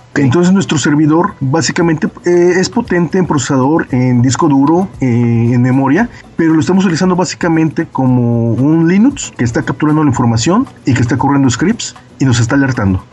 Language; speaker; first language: Spanish; native; Spanish